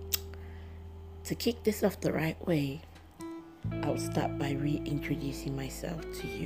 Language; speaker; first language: English; non-native, local second language; Yoruba